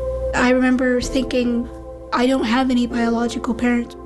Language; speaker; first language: English; native; English